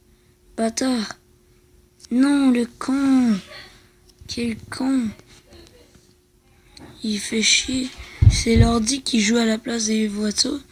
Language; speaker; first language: French; native; French